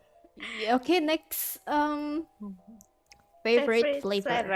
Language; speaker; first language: English; non-native, fluent; Indonesian